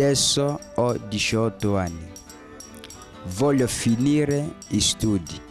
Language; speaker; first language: Italian; non-native, learner; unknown